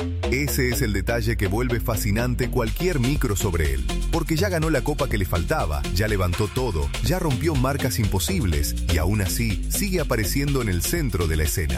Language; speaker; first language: Spanish; native; Spanish